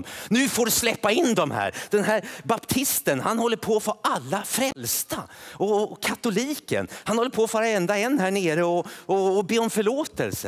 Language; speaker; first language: Swedish; native; Swedish